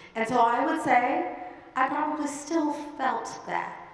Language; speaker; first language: English; native; English